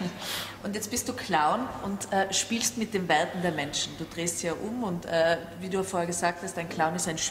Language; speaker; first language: German; native; German